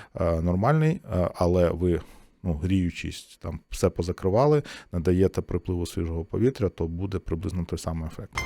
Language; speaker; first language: Ukrainian; native; Ukrainian